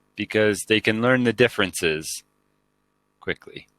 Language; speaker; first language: English; native; English